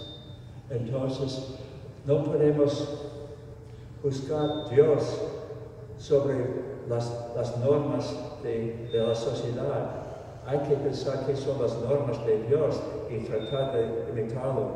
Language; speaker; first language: Spanish; non-native, fluent; English